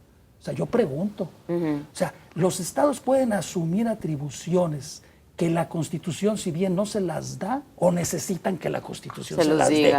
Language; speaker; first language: Spanish; native; Spanish